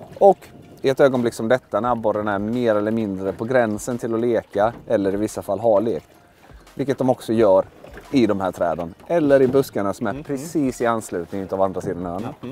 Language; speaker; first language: Swedish; early bilingual, other home language; Russian